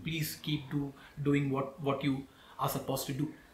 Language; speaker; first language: English; non-native, local second language; Malayalam